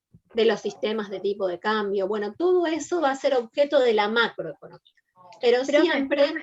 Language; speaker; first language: Spanish; native; Spanish